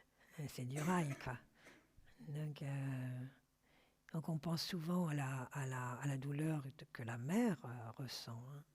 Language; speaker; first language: French; native; French